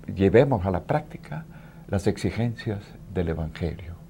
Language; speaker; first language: Spanish; non-native, fluent; Dutch